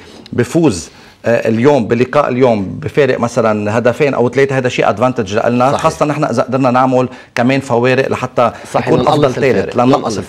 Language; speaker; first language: Arabic; native; Arabic